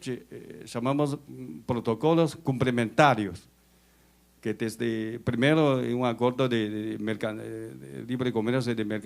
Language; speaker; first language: Spanish; non-native, fluent; Chinese